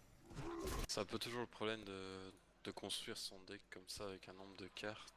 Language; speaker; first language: French; native; French